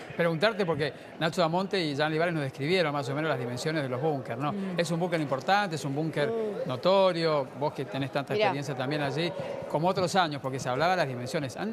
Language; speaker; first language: Spanish; native; Spanish